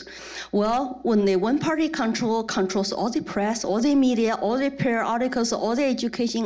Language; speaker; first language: English; non-native, fluent; Chinese